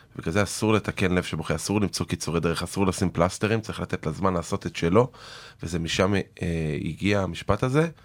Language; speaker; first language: Hebrew; native; Hebrew